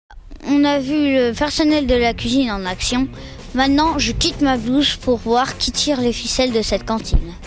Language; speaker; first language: French; native; French